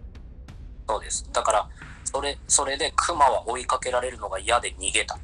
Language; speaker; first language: Japanese; native; Japanese